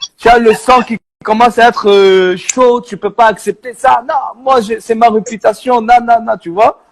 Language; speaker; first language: French; non-native, local second language; Arabic